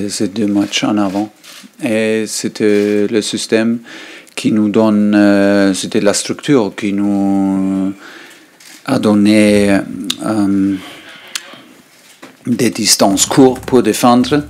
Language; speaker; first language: French; non-native, learner; German